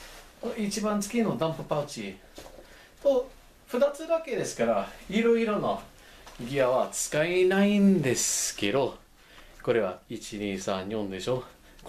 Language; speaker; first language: Japanese; non-native, fluent; English